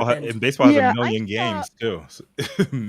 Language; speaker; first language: English; native; English